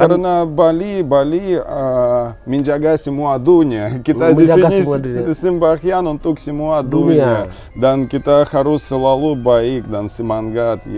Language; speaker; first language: Indonesian; non-native, learner; Russian